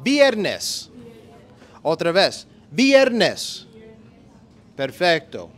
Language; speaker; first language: Spanish; non-native, learner; English